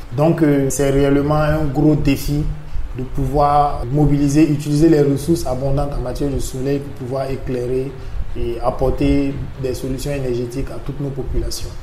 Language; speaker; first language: French; non-native, local second language; Mossi